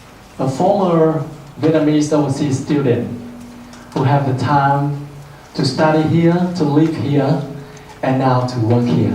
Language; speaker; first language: English; non-native, fluent; Vietnamese